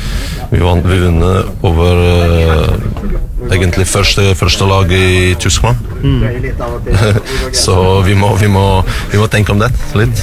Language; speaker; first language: Norwegian; non-native, learner; Russian